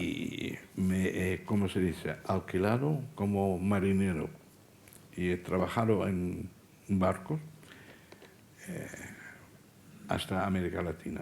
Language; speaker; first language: Spanish; non-native, fluent; Dutch